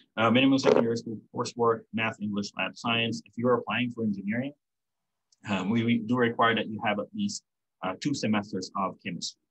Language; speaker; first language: English; non-native, local second language; Filipino